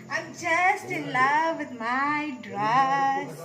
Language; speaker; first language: English; non-native, local second language; Kannada